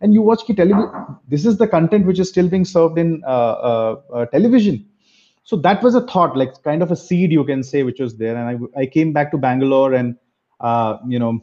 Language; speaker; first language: English; non-native, local second language; Bangla